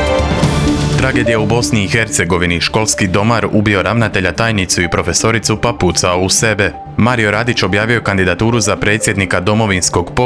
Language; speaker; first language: Croatian; native; Croatian